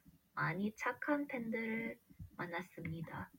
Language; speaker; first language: Korean; non-native, learner; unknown